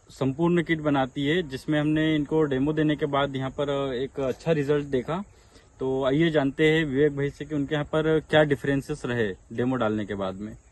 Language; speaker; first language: Hindi; non-native, local second language; Gujarati